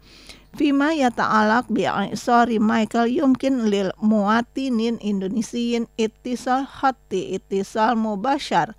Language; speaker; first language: Arabic; non-native, fluent; Indonesian